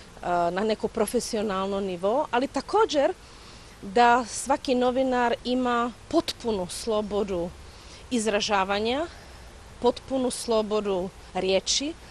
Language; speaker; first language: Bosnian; non-native, fluent; Czech